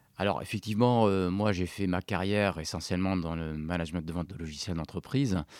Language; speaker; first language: French; non-native, local second language; Arabic